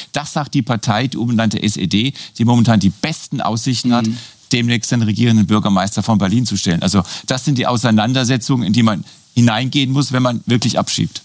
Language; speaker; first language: German; native; German